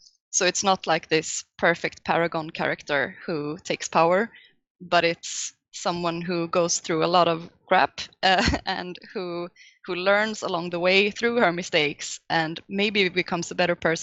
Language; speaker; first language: English; non-native, fluent; Swedish